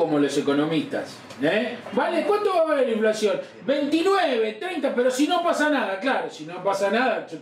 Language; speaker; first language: Spanish; native; Spanish